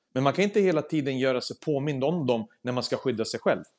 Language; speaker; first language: Swedish; early bilingual, other home language; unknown